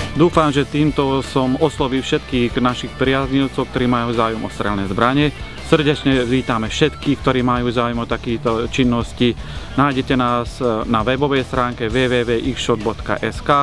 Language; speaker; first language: Slovak; non-native, local second language; Hungarian